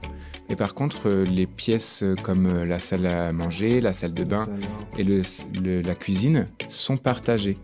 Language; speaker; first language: French; native; French